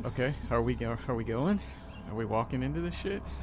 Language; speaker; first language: English; native; English